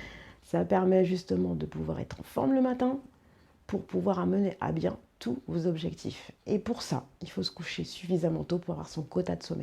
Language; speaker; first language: French; native; French